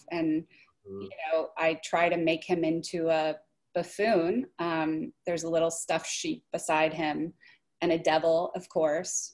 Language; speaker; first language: English; native; English